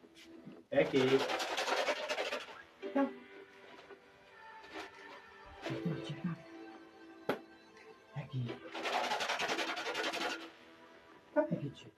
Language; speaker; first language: Dutch; native; Dutch